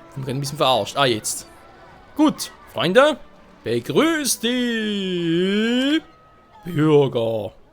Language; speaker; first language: German; native; German